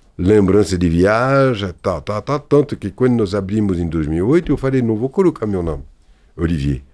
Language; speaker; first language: Portuguese; non-native, fluent; French